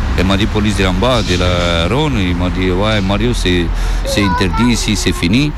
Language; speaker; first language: French; non-native, learner; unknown